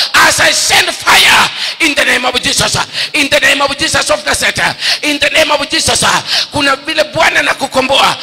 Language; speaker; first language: English; non-native, local second language; Swahili